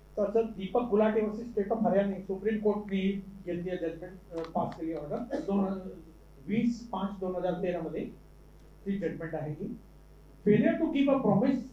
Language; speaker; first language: Marathi; non-native, local second language; Urdu